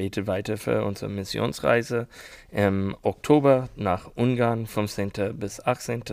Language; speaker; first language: German; non-native, learner; English